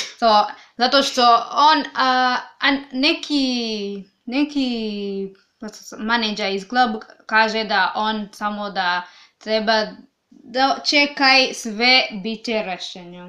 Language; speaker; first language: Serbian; non-native, learner; English